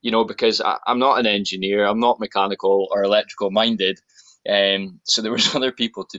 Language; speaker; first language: English; native; English